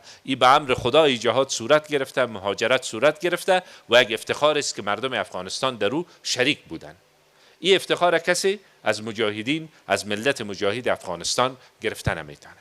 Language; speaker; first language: Persian; native; Persian